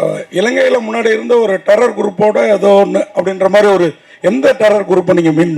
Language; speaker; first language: Tamil; native; Tamil